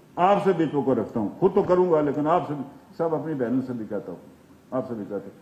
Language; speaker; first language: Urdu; non-native, local second language; Pahari-Potwari